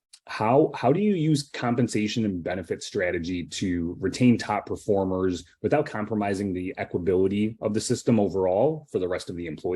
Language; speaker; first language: English; native; English